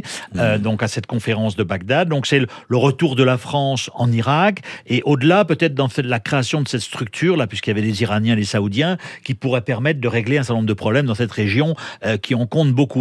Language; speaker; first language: French; native; French